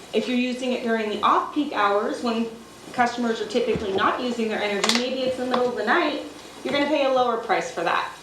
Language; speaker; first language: English; native; English